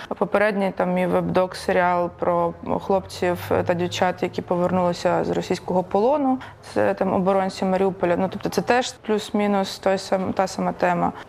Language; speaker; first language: Ukrainian; native; Ukrainian